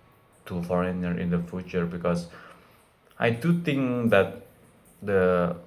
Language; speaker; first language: English; non-native, fluent; Indonesian